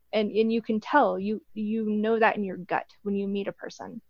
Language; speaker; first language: English; native; English